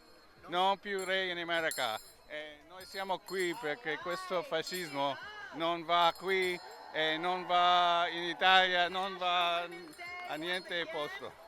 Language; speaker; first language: Italian; non-native, learner; English